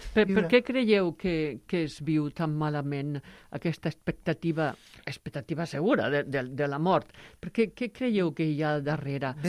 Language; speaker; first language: Catalan; native; Catalan